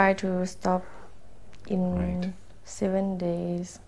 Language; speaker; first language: English; non-native, learner; Thai